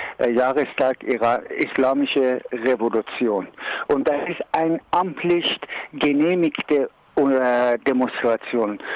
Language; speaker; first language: German; non-native, learner; Persian